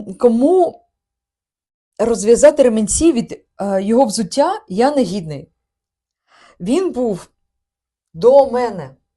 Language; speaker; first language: Ukrainian; non-native, local second language; Russian